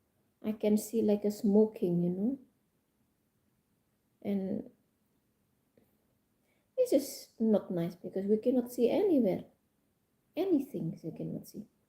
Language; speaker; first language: English; non-native, fluent; Indonesian